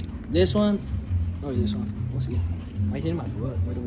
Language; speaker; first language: English; early bilingual, other home language; Spanish